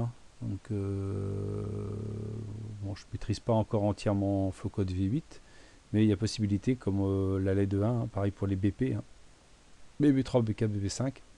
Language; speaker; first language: French; native; French